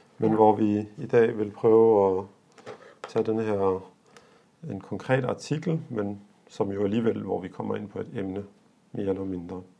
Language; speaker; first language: Danish; early bilingual, other home language; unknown